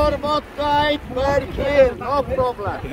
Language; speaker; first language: English; non-native, learner; Turkish